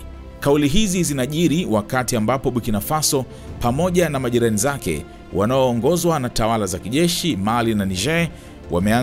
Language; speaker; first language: Swahili; native; Swahili